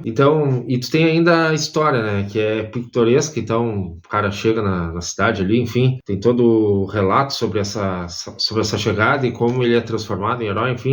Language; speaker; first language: Portuguese; native; Portuguese